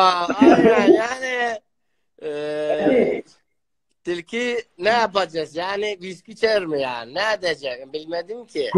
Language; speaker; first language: Turkish; non-native, learner; Turkmen